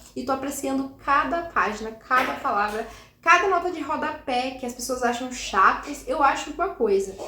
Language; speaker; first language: Portuguese; native; Portuguese